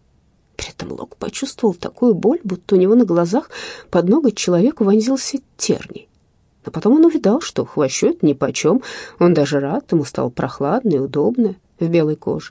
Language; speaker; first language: Russian; native; Russian